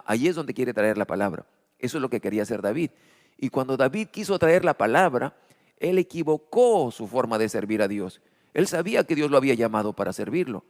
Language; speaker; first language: Spanish; native; Spanish